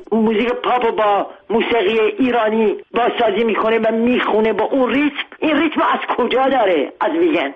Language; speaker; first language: Persian; non-native, local second language; Armenian